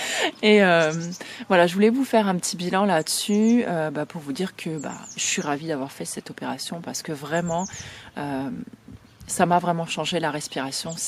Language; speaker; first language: French; native; French